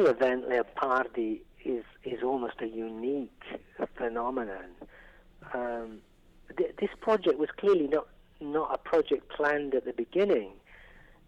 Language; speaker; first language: English; native; English